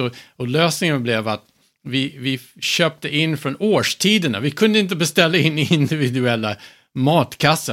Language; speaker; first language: Swedish; non-native, fluent; English